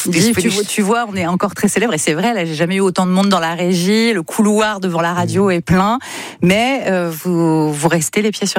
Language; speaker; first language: French; native; French